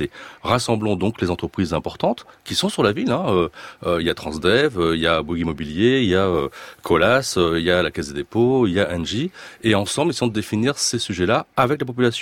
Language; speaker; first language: French; native; French